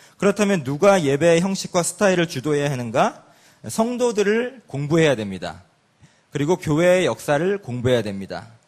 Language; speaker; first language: Korean; early bilingual, other home language; English